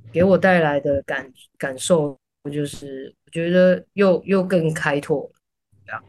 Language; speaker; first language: Chinese; native; Chinese